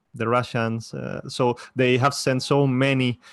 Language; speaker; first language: English; non-native, fluent; Spanish